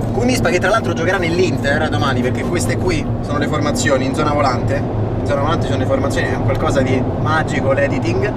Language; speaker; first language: Italian; native; Italian